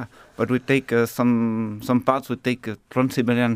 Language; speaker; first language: English; non-native, learner; French